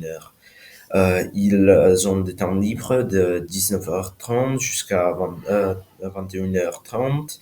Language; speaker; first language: French; non-native, learner; Slovak